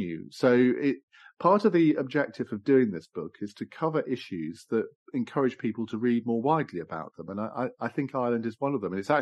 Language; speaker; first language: English; native; English